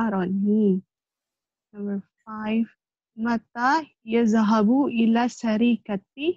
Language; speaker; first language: Arabic; non-native, learner; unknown